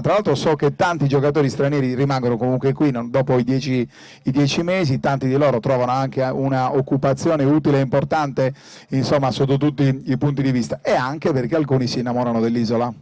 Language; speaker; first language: Italian; native; Italian